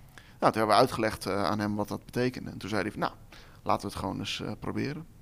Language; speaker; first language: Dutch; native; Dutch